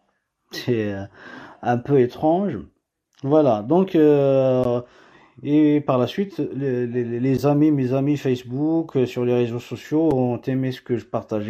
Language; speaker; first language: French; non-native, local second language; Kabyle